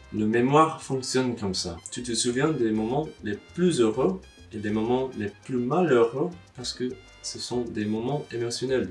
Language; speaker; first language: French; non-native, learner; English